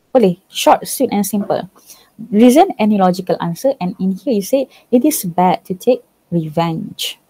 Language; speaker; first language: English; non-native, local second language; Malay